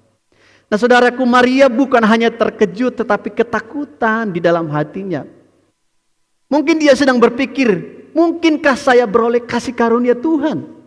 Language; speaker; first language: Indonesian; native; Indonesian